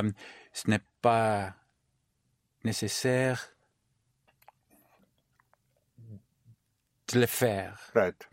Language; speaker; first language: French; non-native, learner; English